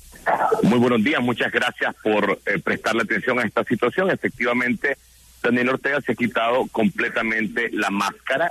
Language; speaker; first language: Spanish; native; Spanish